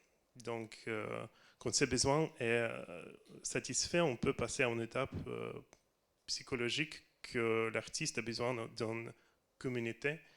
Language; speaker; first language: French; non-native, learner; Russian